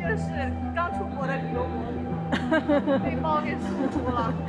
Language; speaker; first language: Chinese; native; Chinese